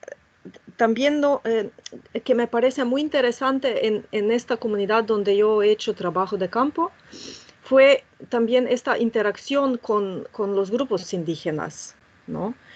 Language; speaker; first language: Spanish; non-native, fluent; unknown